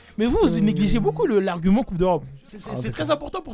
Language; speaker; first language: French; native; French